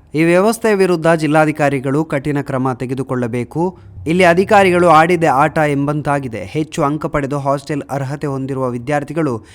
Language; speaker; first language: Kannada; native; Kannada